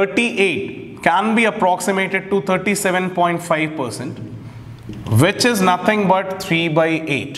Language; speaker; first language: English; non-native, local second language; Hindi